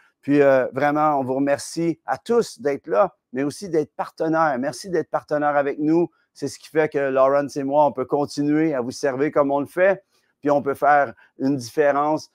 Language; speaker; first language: French; native; French